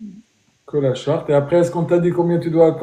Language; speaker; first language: French; native; French